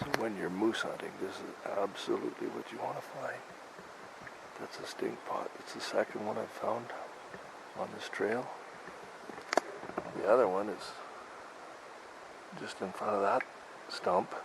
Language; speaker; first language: English; native; English